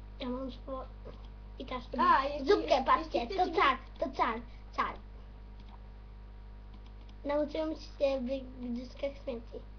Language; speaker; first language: Polish; native; Polish